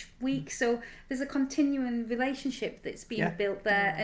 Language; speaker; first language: English; native; English